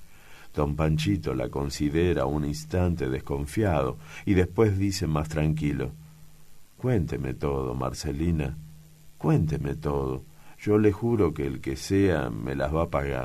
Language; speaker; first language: Spanish; native; Spanish